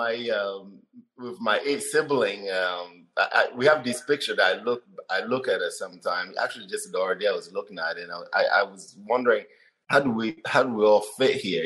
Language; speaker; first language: English; non-native, fluent; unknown